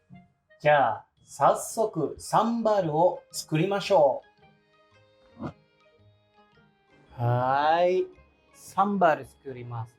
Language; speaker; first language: Japanese; non-native, fluent; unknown